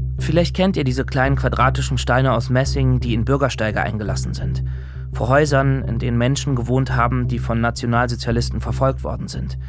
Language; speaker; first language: German; native; German